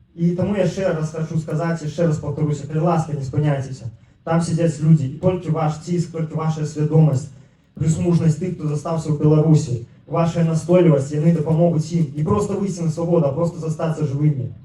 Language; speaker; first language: Belarusian; non-native, local second language; Russian